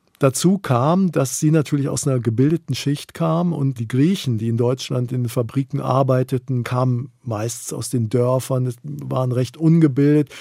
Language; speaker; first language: German; native; German